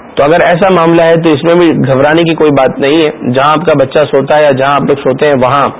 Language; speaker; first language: Urdu; native; Urdu